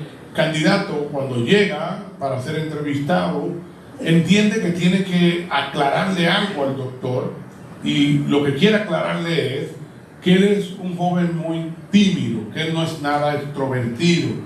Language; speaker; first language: Spanish; native; Spanish